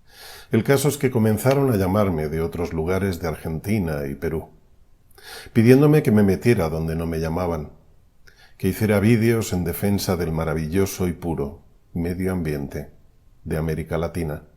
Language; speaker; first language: Spanish; native; Spanish